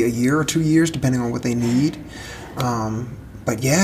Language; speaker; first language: English; native; English